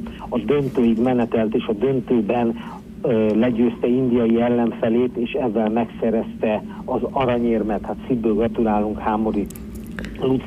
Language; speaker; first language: Hungarian; native; Hungarian